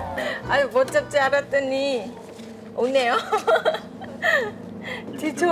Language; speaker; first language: Korean; non-native, fluent; Vietnamese